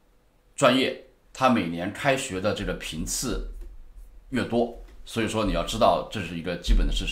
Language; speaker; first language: Chinese; native; Chinese